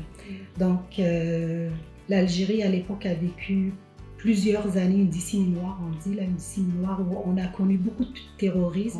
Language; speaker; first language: French; non-native, local second language; Arabic